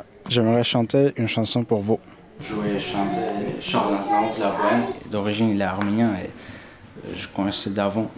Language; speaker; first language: French; non-native, learner; Armenian